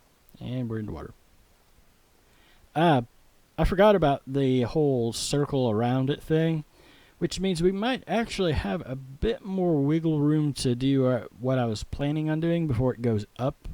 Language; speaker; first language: English; native; English